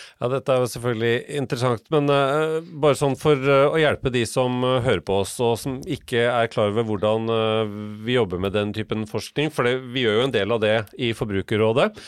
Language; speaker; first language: Norwegian; native; Norwegian